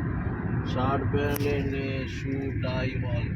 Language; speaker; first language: English; non-native, learner; Bangla